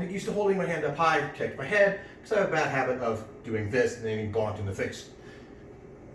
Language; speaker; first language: English; native; English